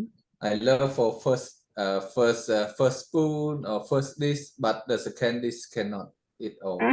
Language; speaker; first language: English; non-native, learner; Khmer